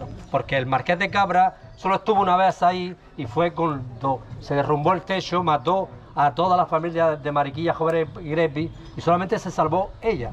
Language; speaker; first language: Spanish; native; Spanish